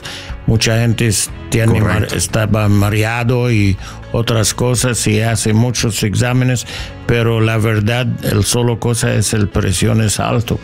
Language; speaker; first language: Spanish; non-native, learner; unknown